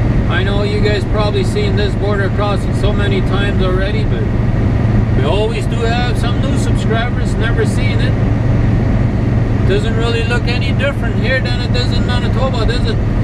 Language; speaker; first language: English; non-native, fluent; Low German